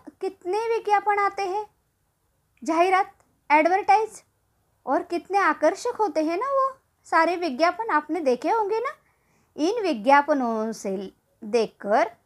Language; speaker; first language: Hindi; non-native, local second language; Marathi